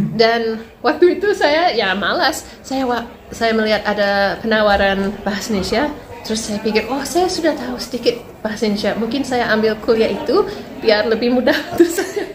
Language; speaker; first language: Indonesian; non-native, fluent; English